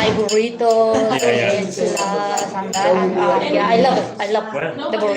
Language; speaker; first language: English; non-native, learner; Spanish